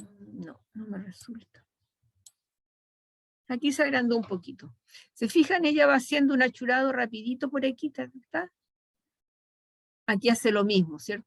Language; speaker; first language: Spanish; native; Spanish